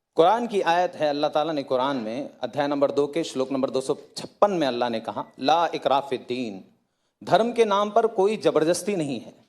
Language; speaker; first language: Hindi; native; Hindi